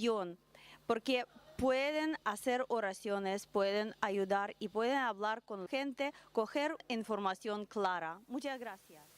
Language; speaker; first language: Spanish; non-native, learner; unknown